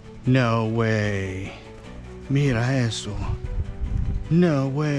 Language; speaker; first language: Spanish; non-native, learner; English